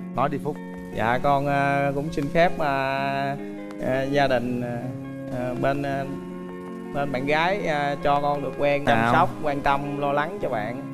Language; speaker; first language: Vietnamese; native; Vietnamese